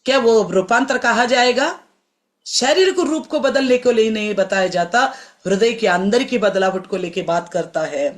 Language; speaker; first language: Hindi; non-native, local second language; Telugu